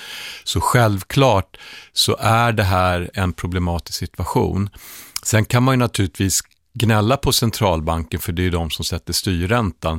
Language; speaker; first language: Swedish; native; Swedish